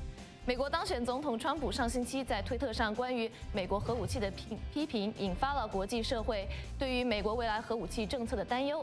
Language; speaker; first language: Chinese; native; Chinese